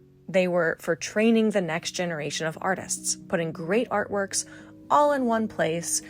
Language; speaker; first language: English; native; English